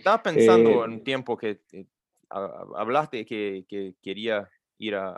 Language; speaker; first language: Spanish; non-native, learner; Portuguese